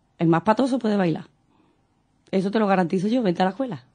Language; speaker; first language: Spanish; native; Spanish